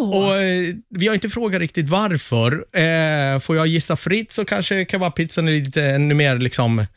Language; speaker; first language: Swedish; native; Swedish